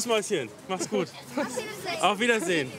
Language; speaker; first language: German; native; German